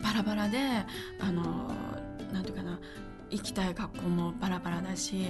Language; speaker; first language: Japanese; non-native, fluent; Chinese